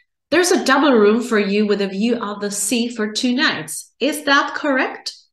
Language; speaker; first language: English; non-native, fluent; Czech